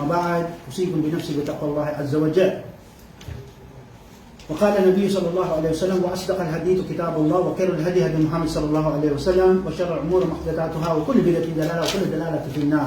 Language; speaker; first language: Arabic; non-native, fluent; Filipino